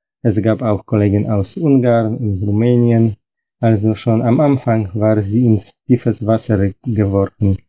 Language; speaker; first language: German; non-native, fluent; Polish